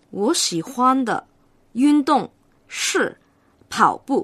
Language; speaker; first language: Chinese; non-native, local second language; Cantonese